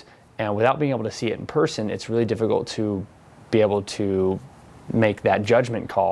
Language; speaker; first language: English; native; English